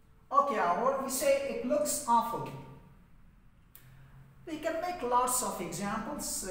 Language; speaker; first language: English; non-native, fluent; Persian